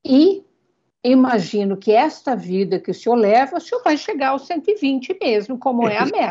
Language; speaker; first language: Portuguese; native; Portuguese